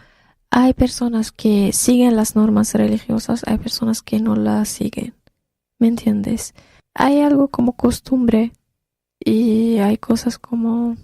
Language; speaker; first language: Spanish; non-native, fluent; Arabic